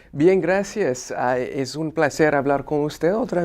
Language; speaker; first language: Spanish; non-native, fluent; English